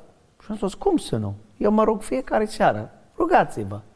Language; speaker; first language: Romanian; non-native, learner; English